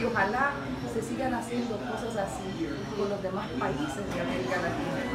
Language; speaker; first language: Spanish; native; Spanish